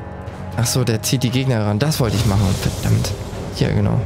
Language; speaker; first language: German; native; German